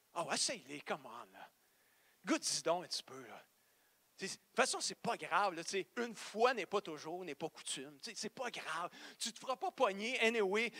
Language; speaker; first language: French; native; French